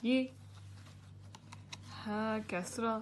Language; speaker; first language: Arabic; non-native, learner; English